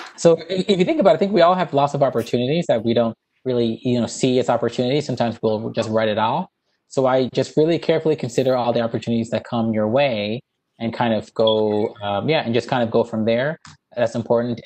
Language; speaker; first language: English; native; English